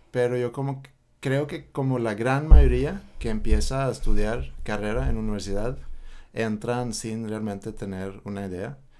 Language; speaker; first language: Spanish; non-native, fluent; Swedish